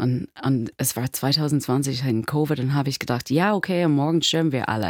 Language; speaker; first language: German; non-native, learner; English